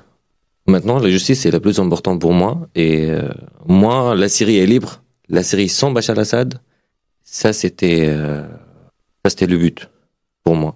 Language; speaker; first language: French; non-native, fluent; Arabic